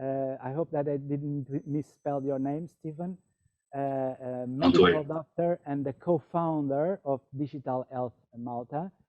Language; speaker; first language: English; non-native, fluent; Portuguese